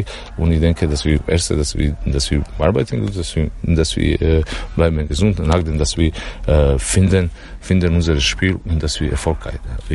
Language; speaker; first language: German; non-native, learner; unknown